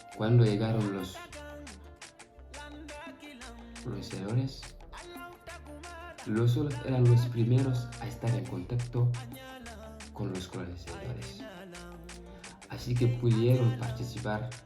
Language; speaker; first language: Spanish; non-native, fluent; Fula